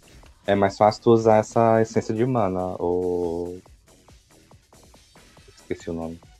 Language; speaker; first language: Portuguese; native; Portuguese